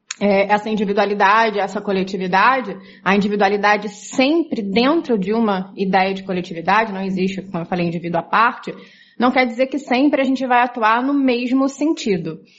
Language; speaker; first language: Portuguese; native; Portuguese